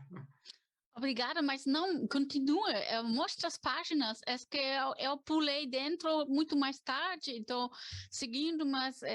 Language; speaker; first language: Portuguese; non-native, fluent; German